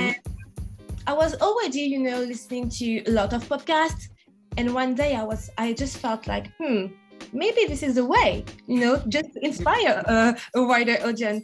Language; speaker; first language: English; non-native, fluent; French